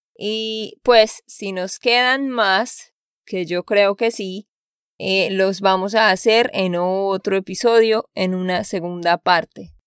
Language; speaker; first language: Spanish; native; Spanish